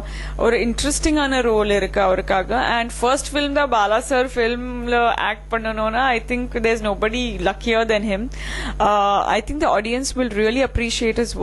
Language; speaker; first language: Tamil; non-native, fluent; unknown